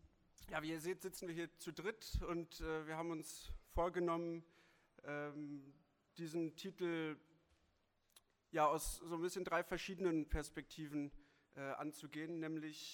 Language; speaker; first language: German; native; German